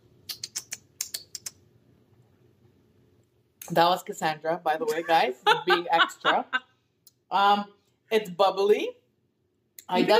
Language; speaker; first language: English; non-native, fluent; Arabic